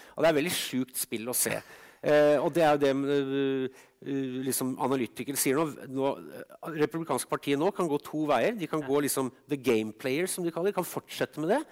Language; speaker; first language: Norwegian; native; Norwegian